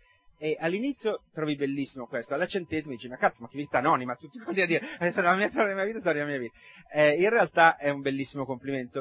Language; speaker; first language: Italian; native; Italian